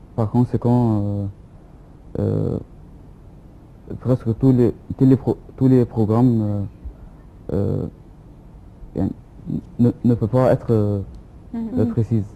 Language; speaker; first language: French; non-native, fluent; Arabic